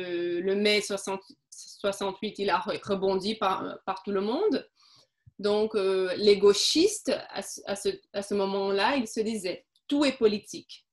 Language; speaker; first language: French; non-native, fluent; Portuguese